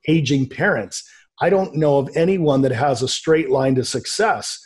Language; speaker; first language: English; native; English